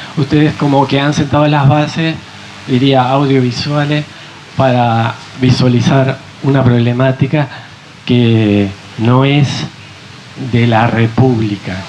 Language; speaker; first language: Spanish; native; Spanish